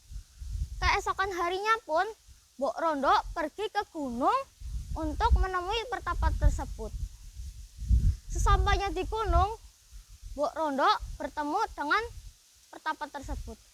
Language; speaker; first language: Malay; non-native, local second language; Javanese